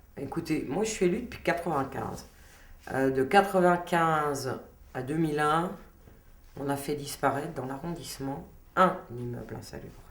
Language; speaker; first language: French; native; French